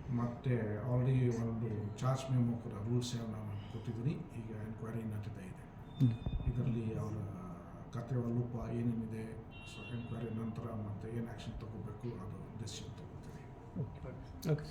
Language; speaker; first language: Kannada; non-native, fluent; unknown